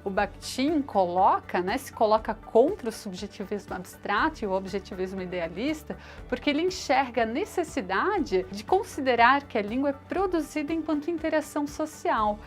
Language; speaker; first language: Portuguese; native; Portuguese